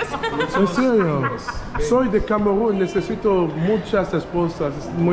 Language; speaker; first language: Spanish; non-native, learner; English